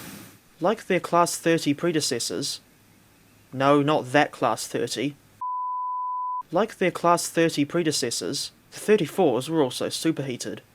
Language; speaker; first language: English; native; English